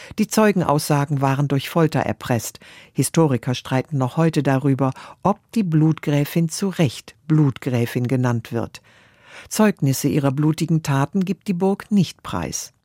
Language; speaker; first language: German; native; German